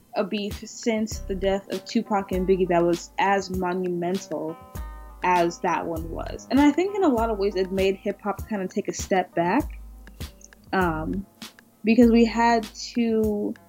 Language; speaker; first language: English; native; English